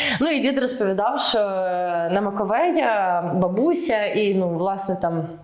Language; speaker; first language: Ukrainian; early bilingual, heritage; Ukrainian